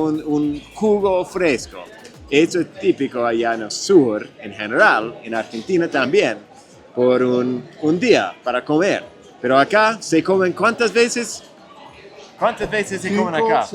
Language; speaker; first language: Spanish; non-native, fluent; English